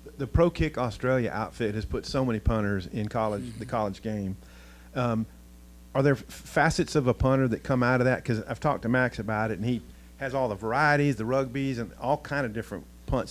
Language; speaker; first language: English; native; English